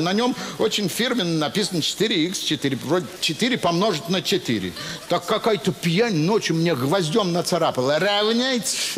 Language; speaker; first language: Russian; native; Russian